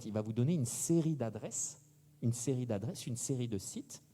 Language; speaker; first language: French; native; French